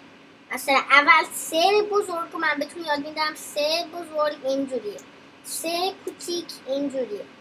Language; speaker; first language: Persian; early bilingual, heritage; Persian